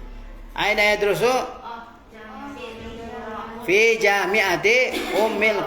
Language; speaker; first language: Arabic; non-native, fluent; Indonesian